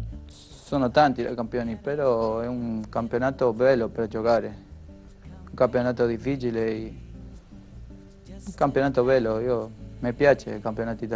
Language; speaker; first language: Italian; non-native, fluent; Spanish